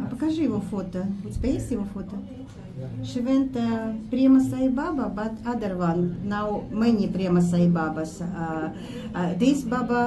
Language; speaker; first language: Russian; native; Russian